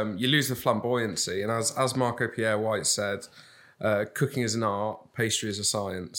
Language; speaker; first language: English; native; English